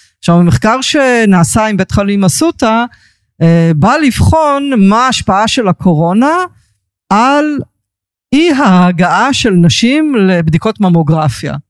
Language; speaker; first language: Hebrew; early bilingual, heritage; Hebrew